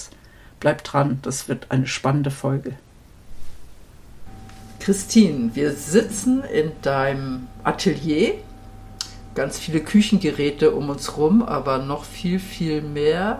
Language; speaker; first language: German; native; German